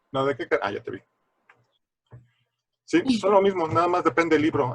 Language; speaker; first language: Spanish; native; Spanish